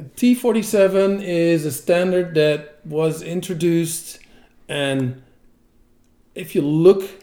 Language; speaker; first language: English; non-native, fluent; Dutch